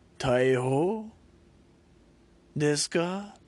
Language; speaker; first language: Japanese; non-native, learner; English